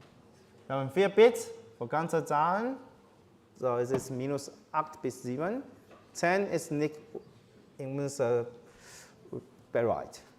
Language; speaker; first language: German; non-native, learner; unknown